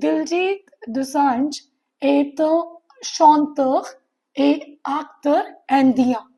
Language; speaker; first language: French; non-native, fluent; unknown